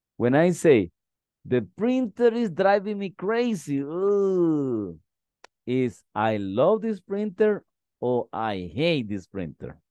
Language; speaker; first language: English; non-native, fluent; Spanish